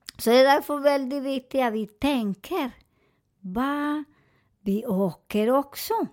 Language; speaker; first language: Swedish; non-native, fluent; Spanish